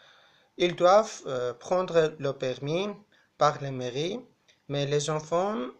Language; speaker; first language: French; non-native, fluent; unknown